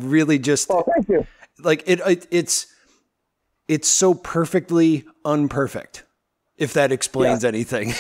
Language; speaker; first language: English; native; English